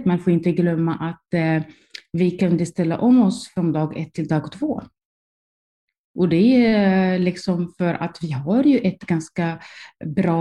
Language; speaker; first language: Swedish; non-native, fluent; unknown